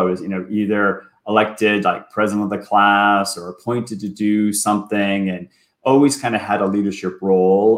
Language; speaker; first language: English; native; English